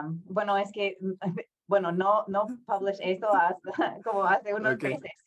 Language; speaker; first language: Spanish; non-native, fluent; English